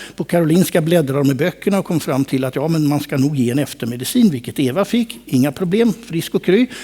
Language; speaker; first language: Swedish; native; Swedish